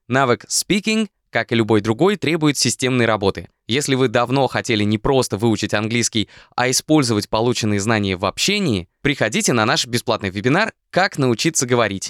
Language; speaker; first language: Russian; native; Russian